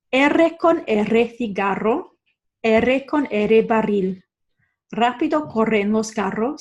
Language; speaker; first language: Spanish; non-native, fluent; English